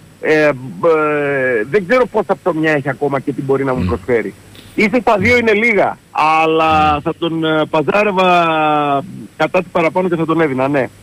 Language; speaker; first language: Greek; native; Greek